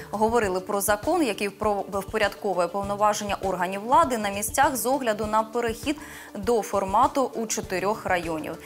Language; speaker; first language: Ukrainian; native; Ukrainian